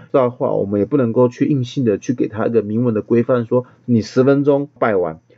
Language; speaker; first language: Chinese; native; Chinese